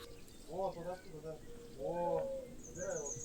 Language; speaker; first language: Russian; native; Russian